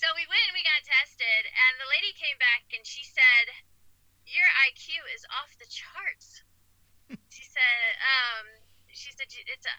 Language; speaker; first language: English; native; English